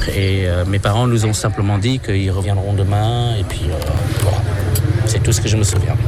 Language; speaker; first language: French; non-native, fluent; Khmer